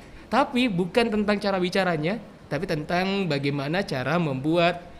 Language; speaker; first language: Indonesian; native; Indonesian